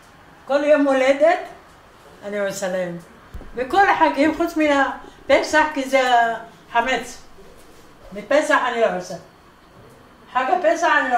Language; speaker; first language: Hebrew; non-native, fluent; Arabic